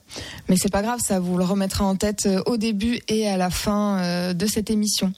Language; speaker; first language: French; native; French